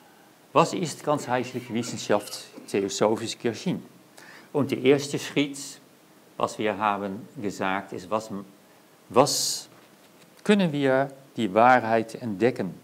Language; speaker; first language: German; non-native, learner; Dutch